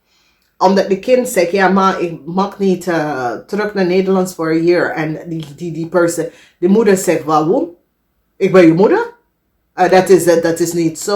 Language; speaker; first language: Dutch; non-native, fluent; English